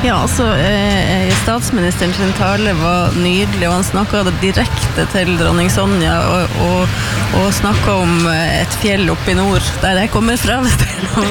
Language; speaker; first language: Norwegian; native; Norwegian